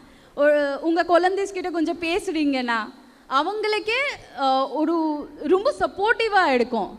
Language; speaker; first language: Tamil; non-native, local second language; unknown